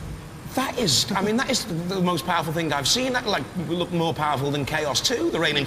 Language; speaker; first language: English; native; English